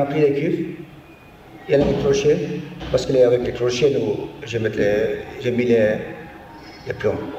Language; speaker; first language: French; non-native, learner; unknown